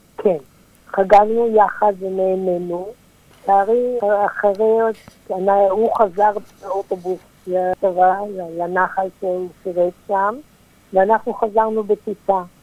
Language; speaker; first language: Hebrew; early bilingual, other home language; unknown